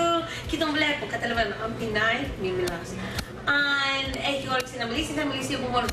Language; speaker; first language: Greek; early bilingual, heritage; Greek